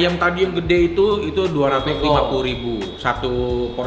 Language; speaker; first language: Indonesian; native; Indonesian